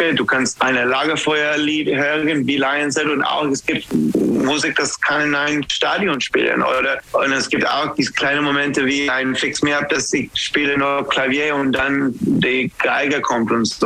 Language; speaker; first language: German; non-native, fluent; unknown